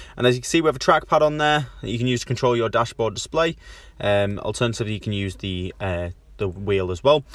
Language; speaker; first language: English; native; English